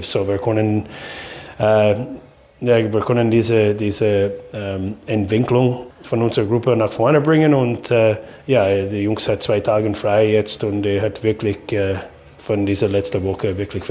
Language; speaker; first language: German; non-native, fluent; English